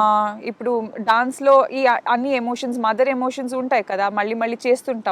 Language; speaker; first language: Telugu; non-native, local second language; Kannada